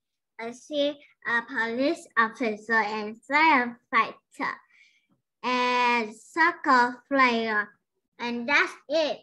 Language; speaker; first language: English; non-native, learner; Vietnamese